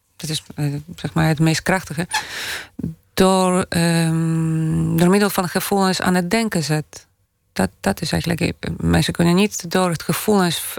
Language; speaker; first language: Dutch; non-native, fluent; Polish